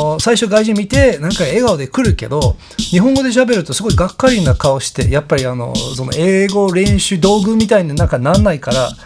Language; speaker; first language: Japanese; non-native, fluent; English